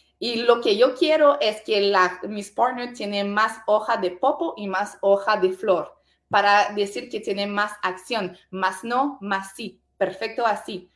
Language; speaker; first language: Spanish; non-native, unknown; French